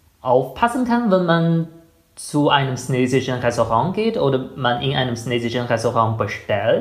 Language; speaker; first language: German; non-native, fluent; Chinese